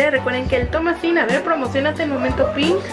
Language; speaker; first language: Spanish; native; Spanish